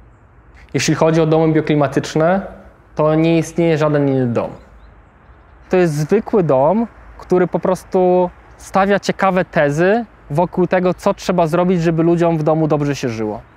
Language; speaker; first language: Polish; native; Polish